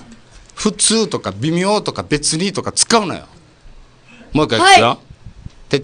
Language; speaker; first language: Japanese; native; Japanese